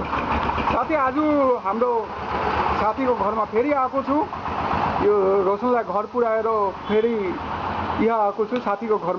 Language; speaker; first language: Nepali; non-native, local second language; Bangla